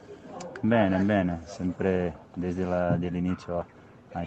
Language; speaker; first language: Italian; non-native, fluent; Portuguese